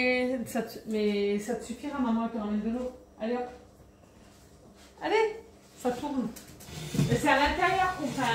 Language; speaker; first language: French; native; French